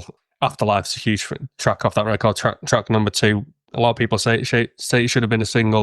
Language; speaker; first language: English; native; English